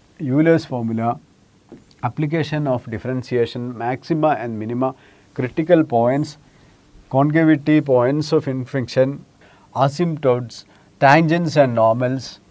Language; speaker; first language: English; non-native, local second language; Malayalam